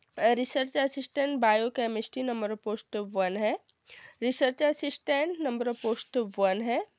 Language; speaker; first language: Hindi; native; Hindi